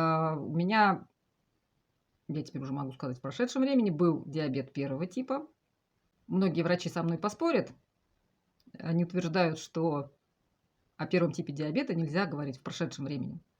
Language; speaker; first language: Russian; native; Russian